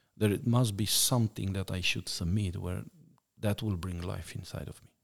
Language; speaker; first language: English; non-native, fluent; Romanian